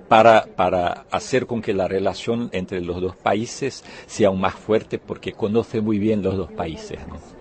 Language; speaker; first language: Spanish; non-native, fluent; Portuguese